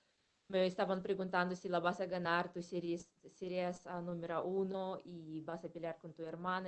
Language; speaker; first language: Spanish; non-native, fluent; Russian